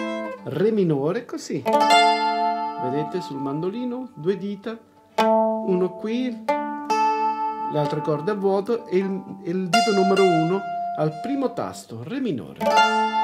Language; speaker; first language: Italian; native; Italian